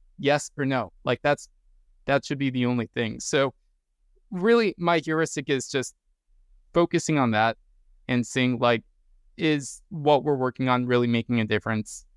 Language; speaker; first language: English; native; English